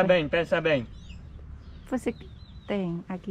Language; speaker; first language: Portuguese; non-native, learner; Vietnamese